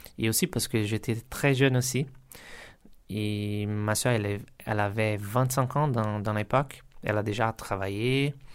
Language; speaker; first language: French; non-native, learner; Portuguese